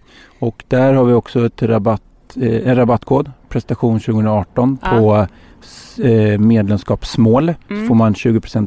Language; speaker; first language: Swedish; native; Swedish